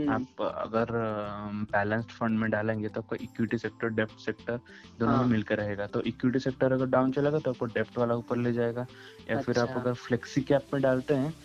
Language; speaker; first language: Hindi; non-native, local second language; Odia